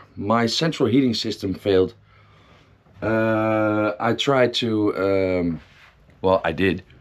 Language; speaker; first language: English; non-native, fluent; Dutch